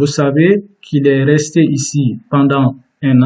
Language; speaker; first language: French; non-native, fluent; Turkish